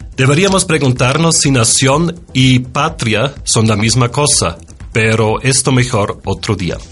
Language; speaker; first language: Spanish; non-native, fluent; German